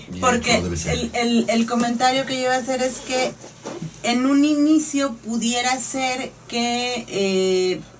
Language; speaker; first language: Spanish; native; Spanish